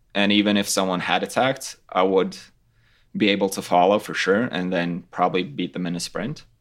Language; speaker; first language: English; non-native, fluent; Latvian